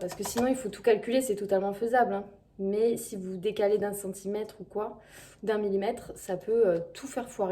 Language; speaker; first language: French; native; French